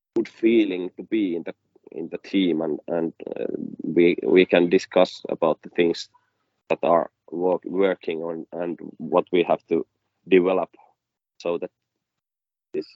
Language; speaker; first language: English; non-native, fluent; Finnish